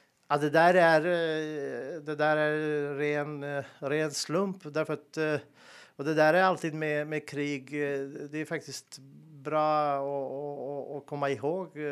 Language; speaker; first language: Swedish; non-native, fluent; Serbian